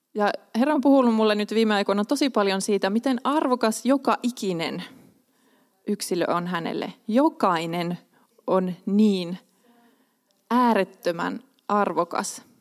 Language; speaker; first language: Finnish; non-native, local second language; Swedish